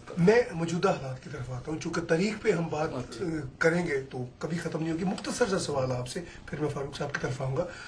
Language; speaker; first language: Urdu; native; Urdu